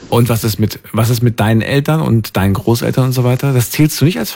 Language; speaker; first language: German; native; German